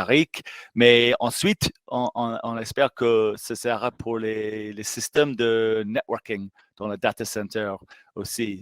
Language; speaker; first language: French; non-native, fluent; English